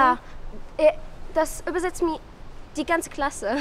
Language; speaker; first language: German; non-native, learner; Arabic